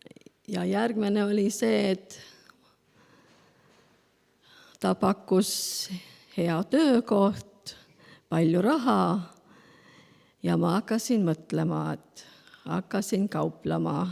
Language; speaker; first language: Estonian; non-native, learner; Spanish